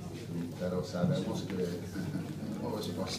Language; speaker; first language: Spanish; non-native, fluent; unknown